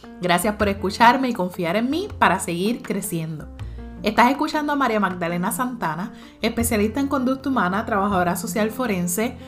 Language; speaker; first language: Spanish; native; Spanish